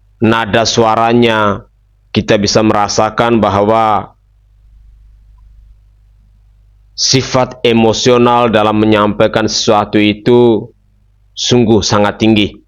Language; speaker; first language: Indonesian; native; Indonesian